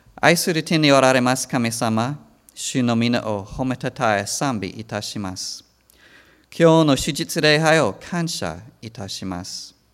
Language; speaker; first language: Japanese; non-native, fluent; English